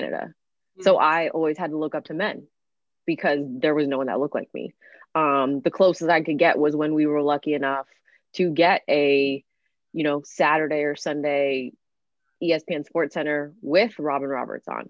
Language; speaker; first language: English; native; English